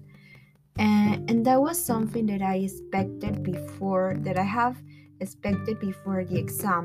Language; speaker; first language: English; non-native, fluent; Spanish